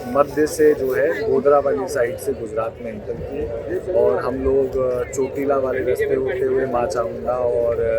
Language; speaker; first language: Hindi; native; Hindi